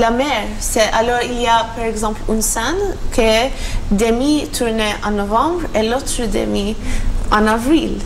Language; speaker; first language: French; non-native, learner; Maltese